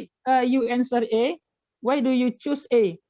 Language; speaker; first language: English; non-native, fluent; Indonesian